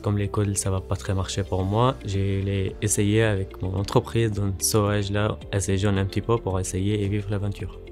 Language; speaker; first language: French; non-native, learner; Arabic